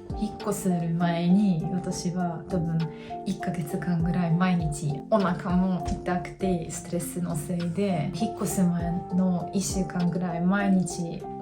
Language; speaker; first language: Japanese; non-native, fluent; Hungarian